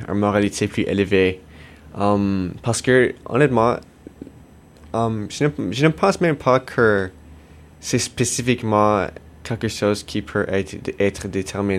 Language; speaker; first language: French; non-native, local second language; English